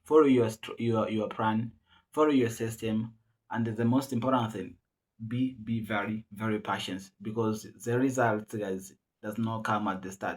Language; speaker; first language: English; non-native, local second language; Swahili